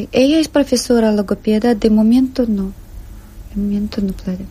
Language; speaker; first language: Spanish; non-native, learner; Ukrainian